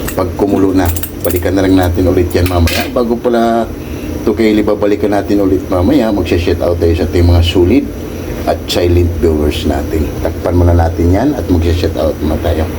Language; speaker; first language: Filipino; non-native, local second language; Cebuano